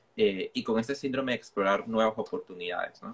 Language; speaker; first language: Spanish; native; Spanish